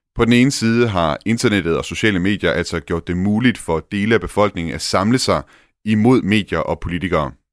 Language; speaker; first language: Danish; native; Danish